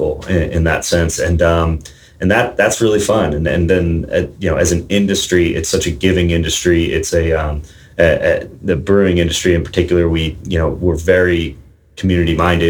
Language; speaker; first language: English; native; English